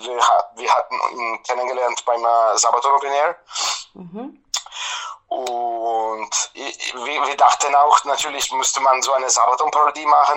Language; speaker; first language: German; non-native, fluent; Italian